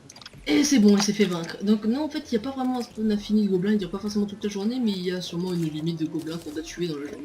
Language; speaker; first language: French; native; French